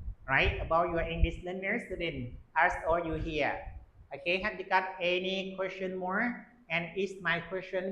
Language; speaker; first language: English; non-native, learner; Lao